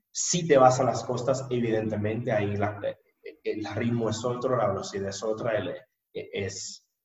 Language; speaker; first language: Spanish; native; Spanish